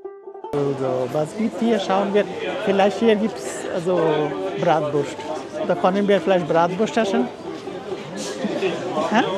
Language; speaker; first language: German; non-native, learner; Bangla